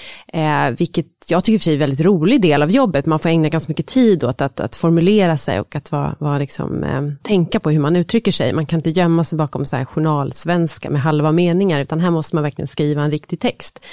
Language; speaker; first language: Swedish; native; Swedish